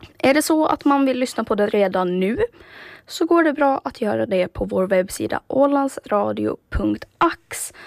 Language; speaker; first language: Swedish; native; Swedish